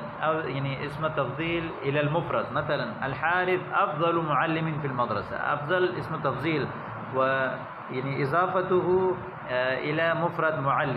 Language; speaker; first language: Arabic; non-native, fluent; Urdu